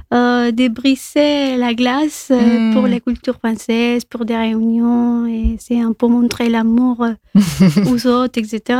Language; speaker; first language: French; non-native, fluent; Spanish